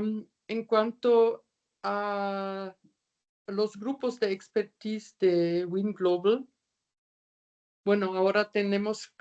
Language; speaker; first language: Spanish; non-native, fluent; German